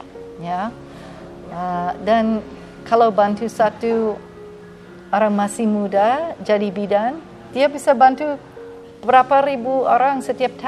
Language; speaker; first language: Indonesian; non-native, fluent; English